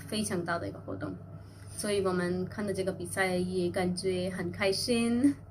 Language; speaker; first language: Chinese; non-native, fluent; Urdu